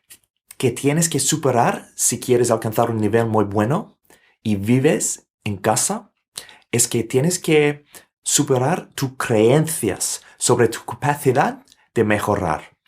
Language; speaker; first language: Spanish; non-native, fluent; English